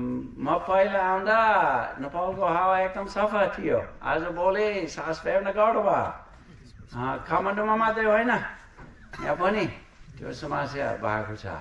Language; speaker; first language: Nepali; non-native, fluent; English